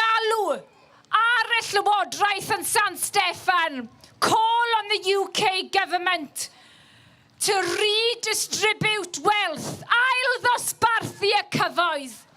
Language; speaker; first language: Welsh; non-native, local second language; English